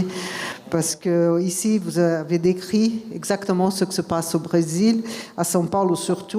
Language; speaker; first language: French; non-native, fluent; Portuguese